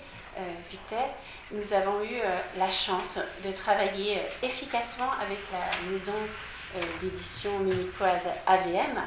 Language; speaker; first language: French; native; French